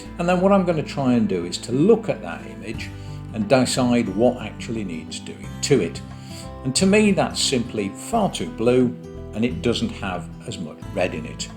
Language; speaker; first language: English; native; English